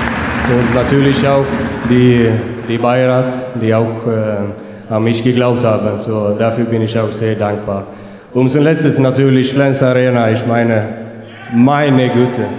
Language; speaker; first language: German; non-native, fluent; Swedish